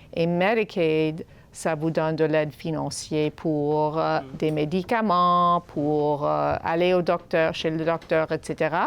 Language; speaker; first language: French; non-native, fluent; English